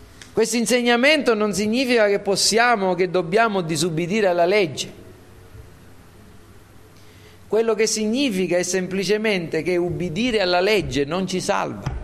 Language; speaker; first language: Italian; native; Italian